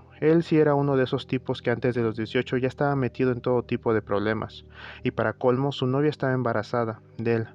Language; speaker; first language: Spanish; native; Spanish